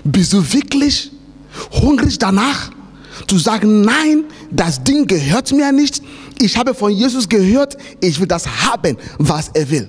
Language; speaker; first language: German; non-native, fluent; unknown